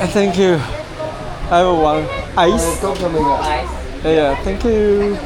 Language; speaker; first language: English; non-native, learner; Chinese